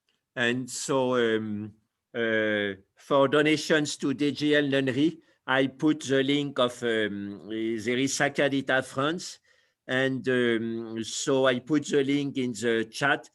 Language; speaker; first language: English; non-native, fluent; French